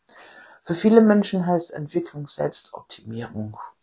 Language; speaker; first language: German; native; German